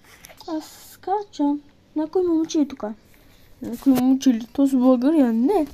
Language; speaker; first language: Bulgarian; early bilingual, heritage; Bulgarian